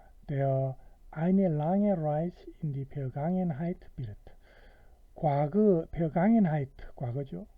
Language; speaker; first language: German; non-native, fluent; Korean